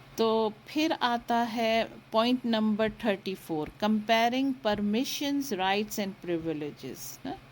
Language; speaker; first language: Urdu; native; Urdu